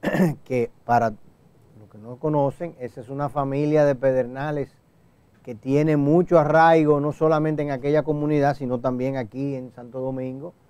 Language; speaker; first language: Spanish; native; Spanish